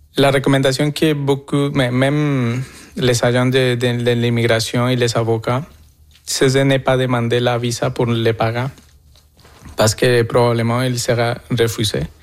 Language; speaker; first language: French; non-native, fluent; Spanish